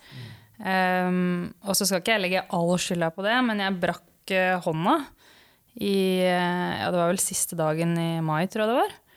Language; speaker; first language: Norwegian; native; Norwegian